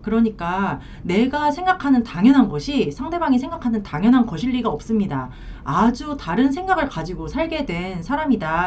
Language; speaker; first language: Korean; native; Korean